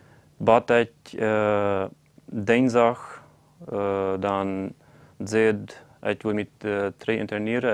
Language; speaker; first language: German; non-native, local second language; Plautdietsch